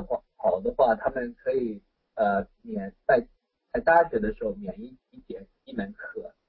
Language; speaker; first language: Chinese; non-native, fluent; English